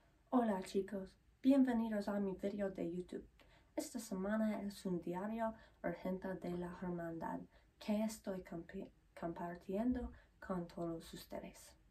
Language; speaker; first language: Spanish; non-native, learner; English